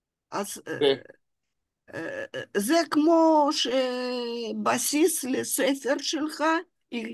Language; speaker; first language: Hebrew; non-native, fluent; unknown